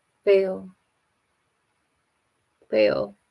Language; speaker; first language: Spanish; non-native, learner; English